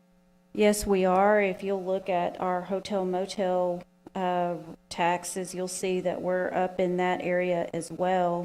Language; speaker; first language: English; native; English